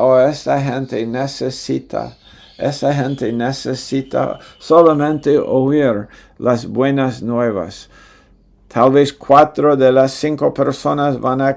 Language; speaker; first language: Spanish; non-native, fluent; English